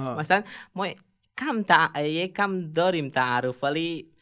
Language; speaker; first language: Persian; non-native, learner; Indonesian